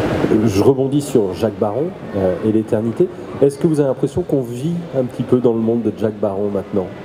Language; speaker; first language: French; native; French